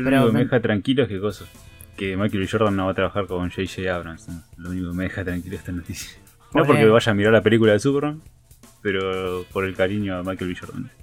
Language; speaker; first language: Spanish; native; Spanish